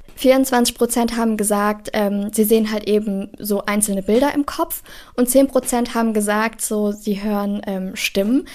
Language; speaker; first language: German; native; German